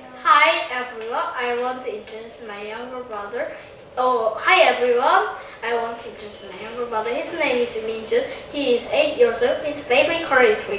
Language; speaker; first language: English; non-native, learner; Korean